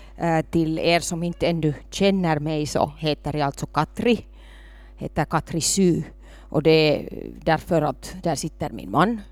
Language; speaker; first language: Swedish; non-native, local second language; Finnish